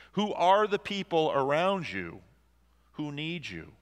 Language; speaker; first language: English; native; English